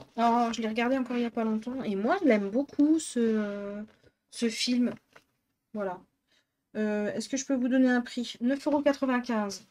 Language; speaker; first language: French; native; French